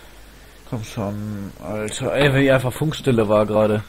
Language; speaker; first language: German; native; German